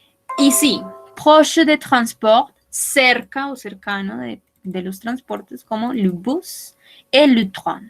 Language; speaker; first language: French; non-native, fluent; Spanish